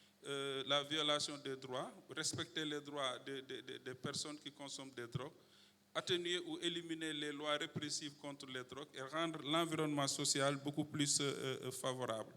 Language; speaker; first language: French; non-native, local second language; Wolof